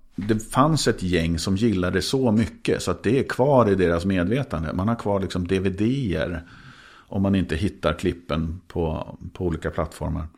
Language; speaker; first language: Swedish; native; Swedish